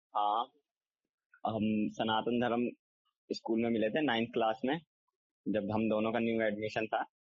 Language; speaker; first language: Hindi; native; Hindi